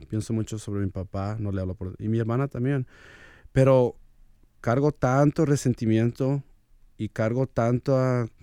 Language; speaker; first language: Spanish; early bilingual, heritage; Spanish